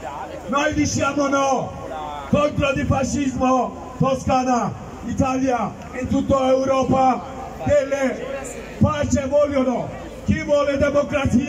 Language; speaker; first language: Italian; non-native, learner; Kurdish